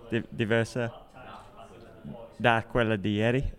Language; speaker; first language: Italian; non-native, learner; English